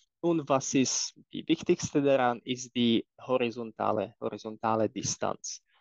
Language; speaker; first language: German; non-native, fluent; Czech